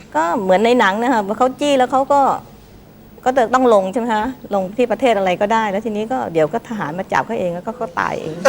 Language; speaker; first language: Thai; native; Thai